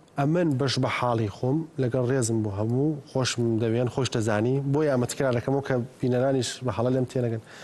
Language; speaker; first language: Central Kurdish; early bilingual, heritage; Central Kurdish